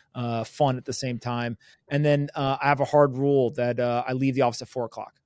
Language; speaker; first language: English; native; English